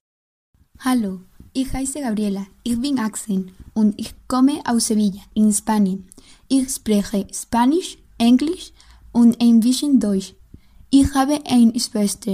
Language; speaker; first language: German; non-native, learner; Spanish